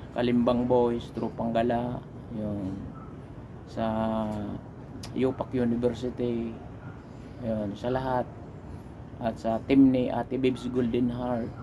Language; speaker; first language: Filipino; non-native, local second language; Bikol